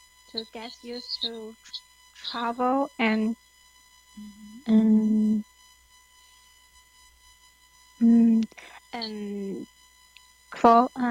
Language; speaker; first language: English; non-native, learner; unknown